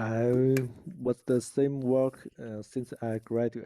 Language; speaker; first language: English; non-native, learner; Chinese